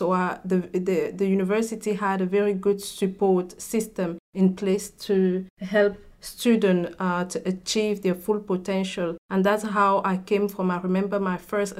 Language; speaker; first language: English; non-native, local second language; French